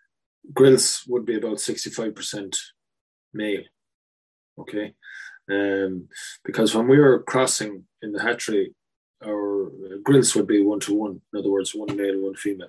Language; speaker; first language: English; native; English